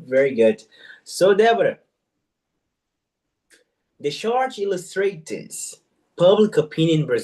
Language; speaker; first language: English; non-native, fluent; Portuguese